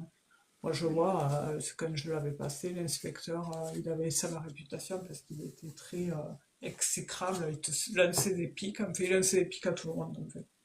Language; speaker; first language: French; native; French